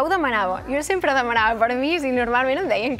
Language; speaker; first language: Catalan; native; Catalan